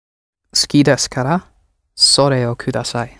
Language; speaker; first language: Japanese; non-native, learner; English